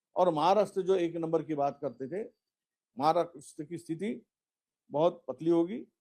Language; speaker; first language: Hindi; non-native, local second language; Marathi